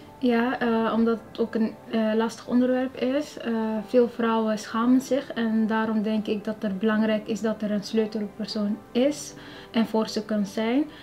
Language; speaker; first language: Dutch; early bilingual, other home language; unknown